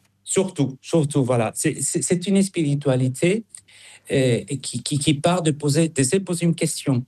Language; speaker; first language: French; non-native, fluent; Spanish